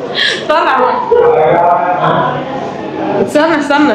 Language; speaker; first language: Arabic; native; Arabic